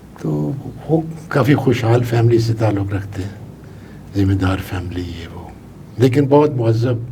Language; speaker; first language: Urdu; non-native, local second language; Punjabi